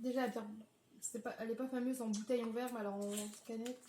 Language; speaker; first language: French; native; French